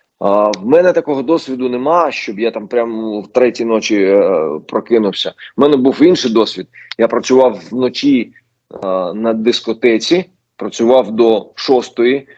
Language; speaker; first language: Ukrainian; non-native, local second language; Russian